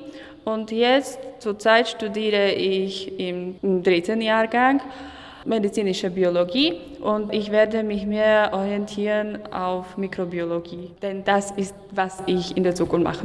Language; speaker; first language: German; non-native, fluent; Slovak